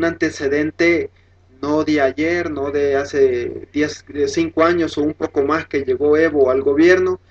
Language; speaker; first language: Spanish; native; Spanish